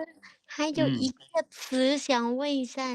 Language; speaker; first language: Chinese; non-native, learner; Lao